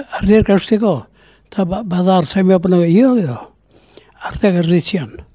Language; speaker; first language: Basque; native; Basque